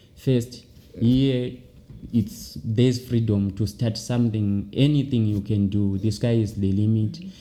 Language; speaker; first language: English; non-native, local second language; Shona